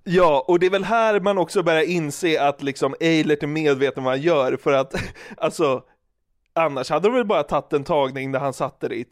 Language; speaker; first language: Swedish; native; Swedish